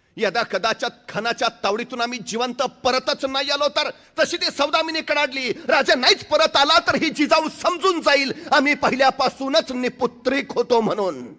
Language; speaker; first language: Marathi; native; Marathi